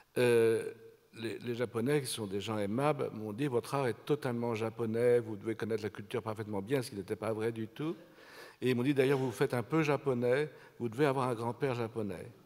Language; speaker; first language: French; native; French